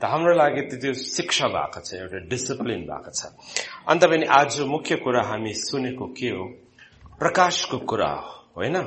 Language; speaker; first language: Nepali; non-native, fluent; Malayalam